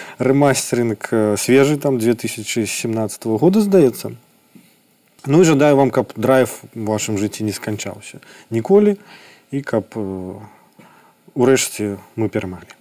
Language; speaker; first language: Belarusian; non-native, local second language; Russian